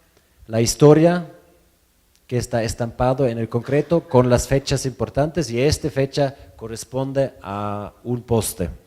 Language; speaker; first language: Spanish; non-native, fluent; German